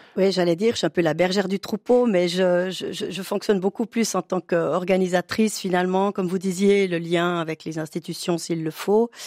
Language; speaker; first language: French; native; French